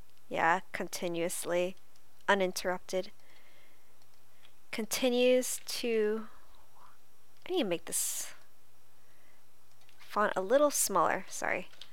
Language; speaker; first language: English; native; English